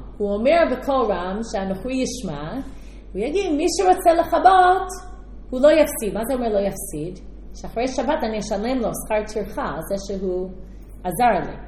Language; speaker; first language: Hebrew; non-native, fluent; English